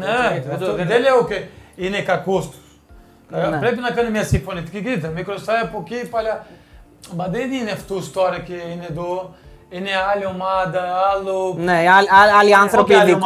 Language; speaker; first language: Greek; non-native, fluent; Portuguese